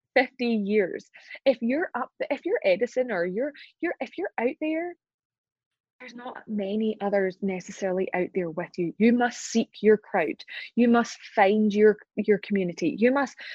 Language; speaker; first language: English; native; English